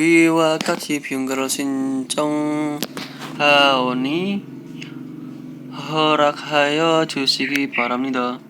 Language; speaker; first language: Korean; non-native, fluent; Indonesian